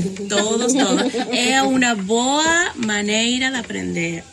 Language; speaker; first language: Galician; non-native, learner; Spanish